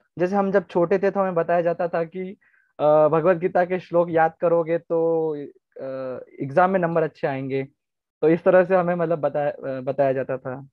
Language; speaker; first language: Hindi; non-native, local second language; Gujarati